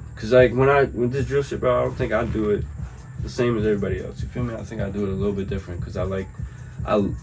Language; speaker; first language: English; native; English